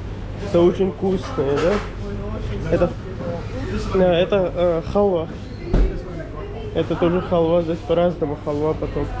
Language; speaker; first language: Russian; non-native, learner; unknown